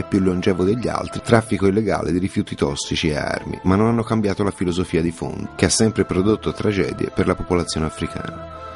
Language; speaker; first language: Italian; native; Italian